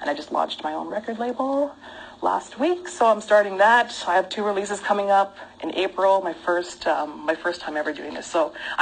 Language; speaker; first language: English; native; English